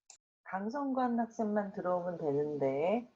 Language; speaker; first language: Korean; native; Korean